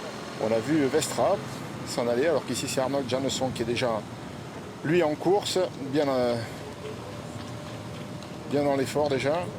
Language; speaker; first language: French; native; French